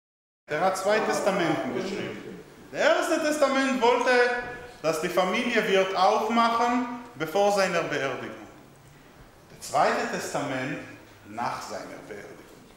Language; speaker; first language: German; non-native, learner; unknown